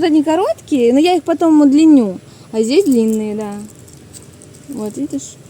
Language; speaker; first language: Russian; native; Russian